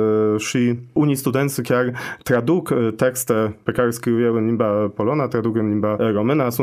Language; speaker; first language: Romanian; non-native, fluent; Polish